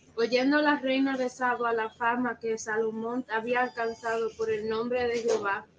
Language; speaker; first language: Spanish; early bilingual, heritage; Spanish